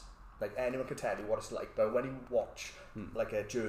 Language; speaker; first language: English; native; English